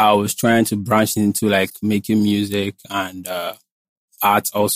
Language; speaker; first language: English; non-native, local second language; Igbo